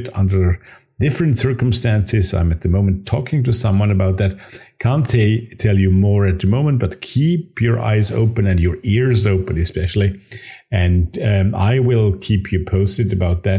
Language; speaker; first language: English; non-native, fluent; German